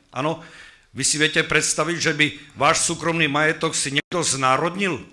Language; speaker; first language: Slovak; native; Slovak